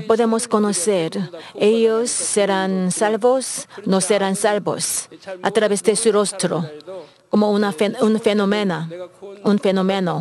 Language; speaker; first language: Spanish; non-native, learner; Korean